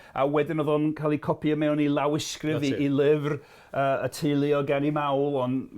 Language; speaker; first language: Welsh; non-native, fluent; English